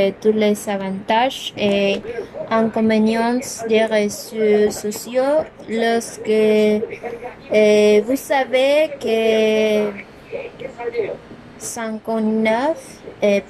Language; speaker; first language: French; non-native, learner; Spanish